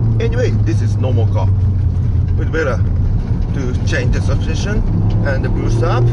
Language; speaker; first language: English; non-native, learner; Japanese